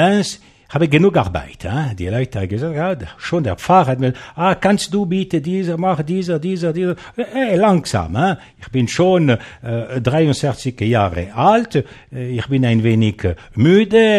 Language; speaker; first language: German; non-native, local second language; French